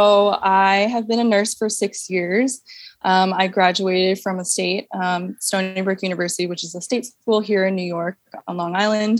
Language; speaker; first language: English; native; English